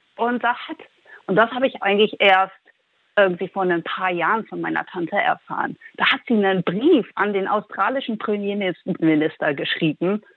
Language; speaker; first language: German; early bilingual, heritage; Dutch